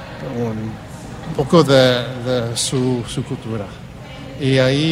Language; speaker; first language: Spanish; early bilingual, heritage; Spanish